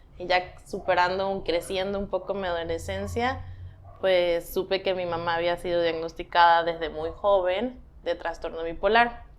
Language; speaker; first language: Spanish; native; Spanish